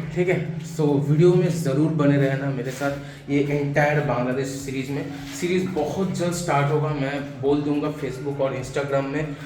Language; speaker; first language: Hindi; non-native, local second language; Bangla